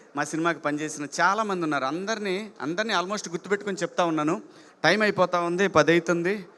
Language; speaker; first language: Telugu; native; Telugu